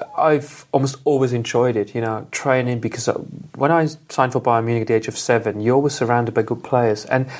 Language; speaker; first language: English; non-native, fluent; German